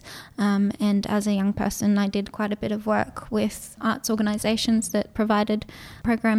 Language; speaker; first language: English; non-native, local second language; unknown